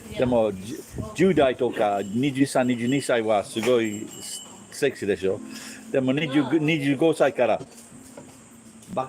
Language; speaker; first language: Japanese; non-native, learner; English